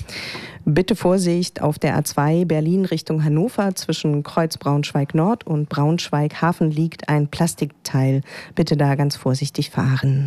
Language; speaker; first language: German; native; German